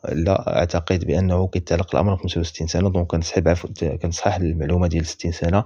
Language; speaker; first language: Arabic; native; Arabic